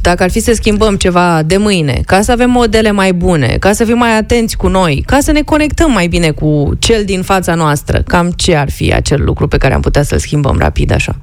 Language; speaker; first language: Romanian; native; Romanian